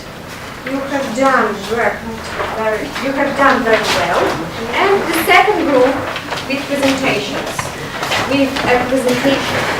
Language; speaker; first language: English; non-native, fluent; Russian